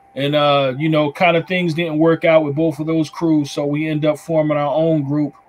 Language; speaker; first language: English; native; English